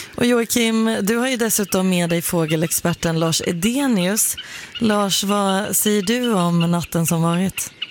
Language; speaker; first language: Swedish; native; Swedish